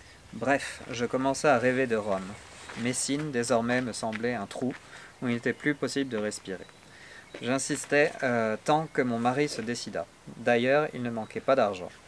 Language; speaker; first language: French; native; French